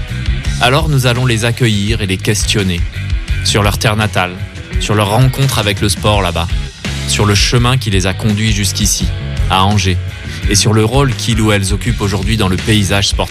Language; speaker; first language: French; native; French